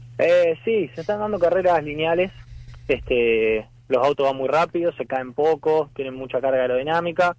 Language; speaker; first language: Spanish; native; Spanish